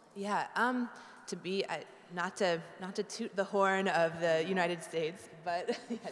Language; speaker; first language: English; native; English